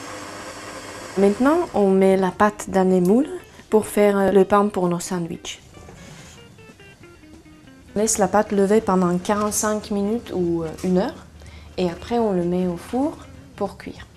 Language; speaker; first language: French; non-native, fluent; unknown